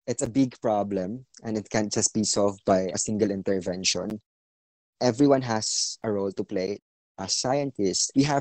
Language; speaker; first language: English; non-native, local second language; Cebuano